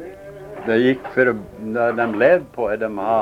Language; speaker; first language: Norwegian; early bilingual, heritage; Norwegian